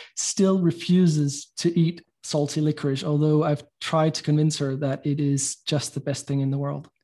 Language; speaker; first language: English; non-native, fluent; Danish